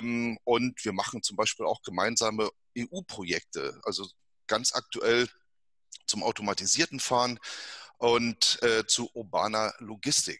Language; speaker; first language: German; native; German